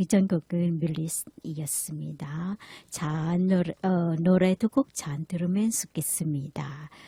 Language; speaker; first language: Korean; non-native, learner; Thai